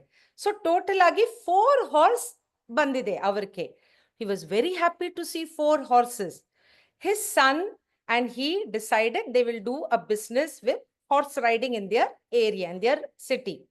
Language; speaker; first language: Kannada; non-native, learner; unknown